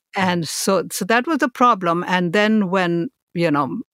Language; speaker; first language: English; non-native, local second language; Hindi